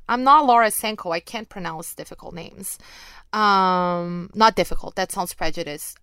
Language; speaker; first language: English; non-native, fluent; Portuguese